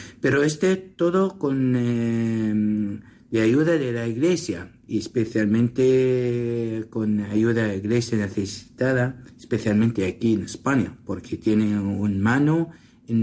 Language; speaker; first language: Spanish; non-native, learner; Assyrian Neo-Aramaic